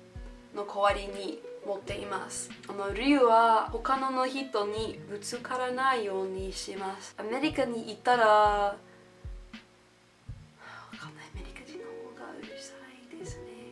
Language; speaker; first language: Japanese; non-native, learner; English